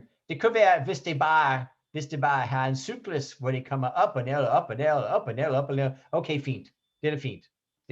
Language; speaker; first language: Danish; non-native, fluent; English